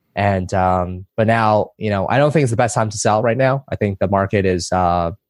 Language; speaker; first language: English; early bilingual, other home language; Chinese